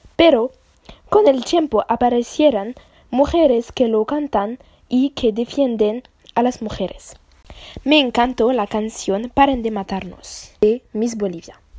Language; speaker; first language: Spanish; non-native, learner; French